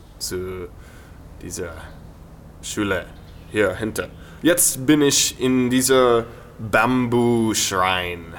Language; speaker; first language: German; non-native, learner; English